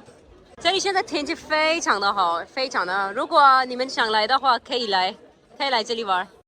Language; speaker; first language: Chinese; non-native, fluent; Urdu